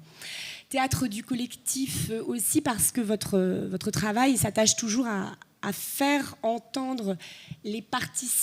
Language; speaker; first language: French; native; French